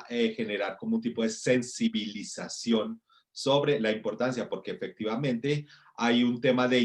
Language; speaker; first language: Spanish; native; Spanish